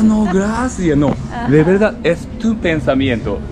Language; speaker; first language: Spanish; non-native, learner; Chinese